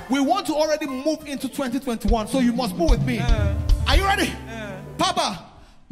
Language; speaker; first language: English; non-native, local second language; Igbo